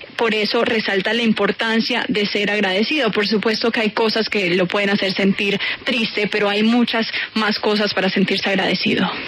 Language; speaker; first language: Spanish; native; Spanish